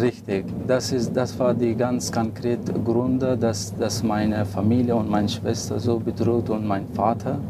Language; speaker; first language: German; non-native, learner; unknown